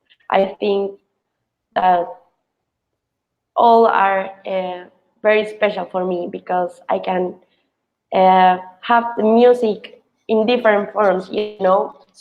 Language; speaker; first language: English; non-native, fluent; Spanish